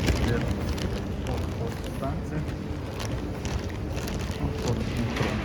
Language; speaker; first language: Russian; early bilingual, other home language; Tajik